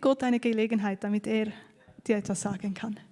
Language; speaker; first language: German; native; German